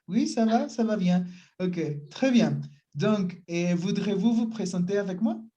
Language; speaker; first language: French; non-native, learner; Spanish